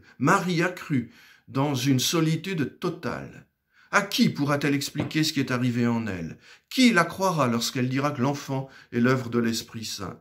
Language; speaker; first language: French; native; French